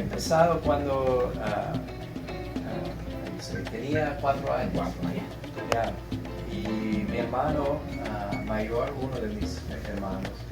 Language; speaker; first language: Spanish; non-native, learner; English